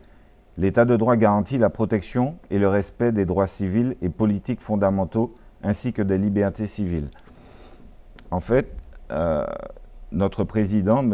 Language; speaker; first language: French; native; French